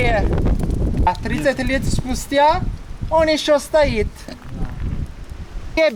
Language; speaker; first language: Russian; non-native, learner; Italian